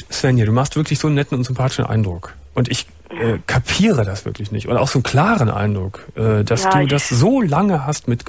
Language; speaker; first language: German; native; German